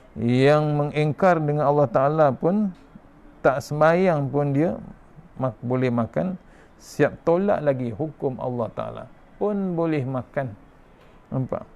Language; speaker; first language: Malay; native; Malay